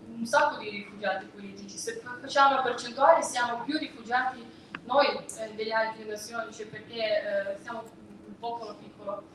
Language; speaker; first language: Italian; non-native, fluent; Russian